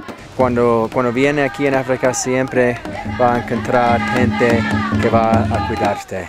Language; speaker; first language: Spanish; non-native, learner; English